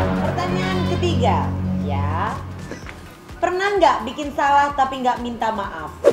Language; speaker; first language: Indonesian; native; Indonesian